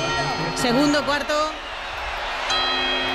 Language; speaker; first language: Spanish; native; Spanish